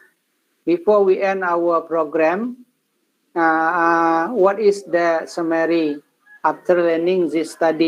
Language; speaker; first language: English; non-native, learner; Indonesian